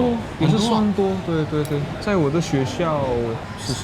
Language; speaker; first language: Chinese; non-native, fluent; Javanese